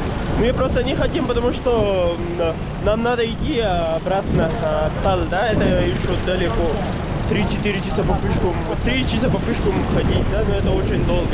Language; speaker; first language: Russian; non-native, learner; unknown